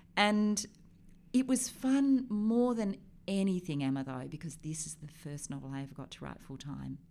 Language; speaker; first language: English; native; English